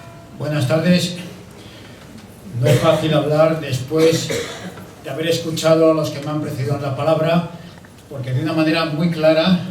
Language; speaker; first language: Spanish; native; Spanish